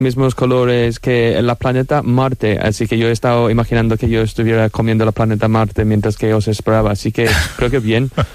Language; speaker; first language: Spanish; non-native, fluent; English